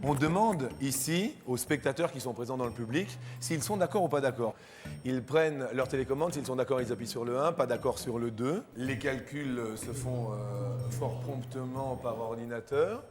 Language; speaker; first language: French; native; French